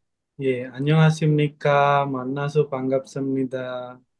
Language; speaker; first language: Korean; non-native, learner; Sinhala